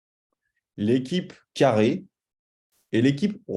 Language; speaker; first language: French; native; French